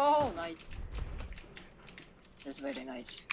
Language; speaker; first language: English; non-native, learner; Russian